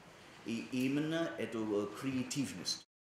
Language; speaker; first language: Russian; non-native, learner; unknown